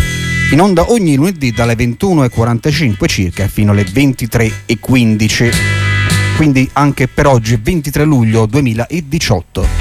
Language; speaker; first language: Italian; native; Italian